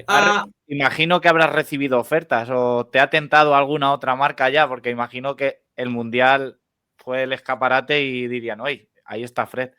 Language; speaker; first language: Spanish; native; Spanish